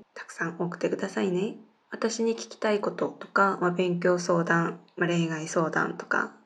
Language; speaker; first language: Japanese; non-native, fluent; Korean